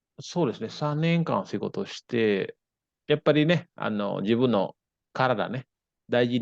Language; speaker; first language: Japanese; non-native, fluent; Indonesian